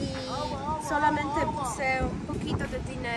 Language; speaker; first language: Spanish; non-native, learner; Polish